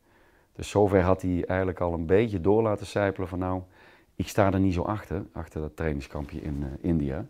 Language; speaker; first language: Dutch; native; Dutch